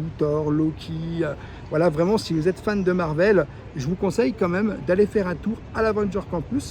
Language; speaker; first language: French; native; French